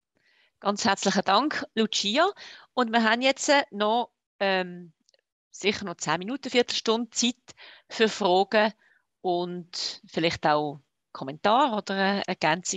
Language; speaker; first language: German; native; German